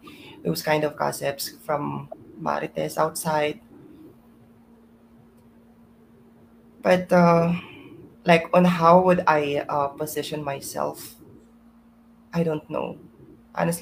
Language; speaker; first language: English; non-native, local second language; Iloko